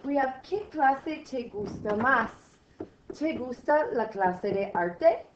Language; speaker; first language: Spanish; non-native, fluent; English